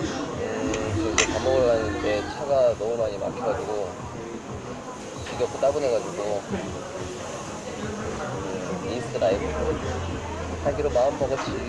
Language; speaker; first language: Korean; native; Korean